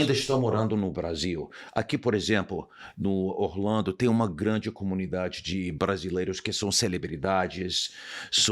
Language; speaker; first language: Portuguese; non-native, fluent; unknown